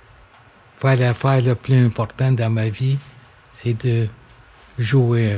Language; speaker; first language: French; non-native, local second language; English